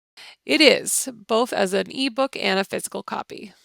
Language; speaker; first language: English; native; English